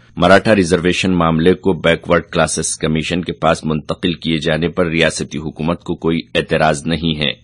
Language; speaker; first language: Urdu; native; Urdu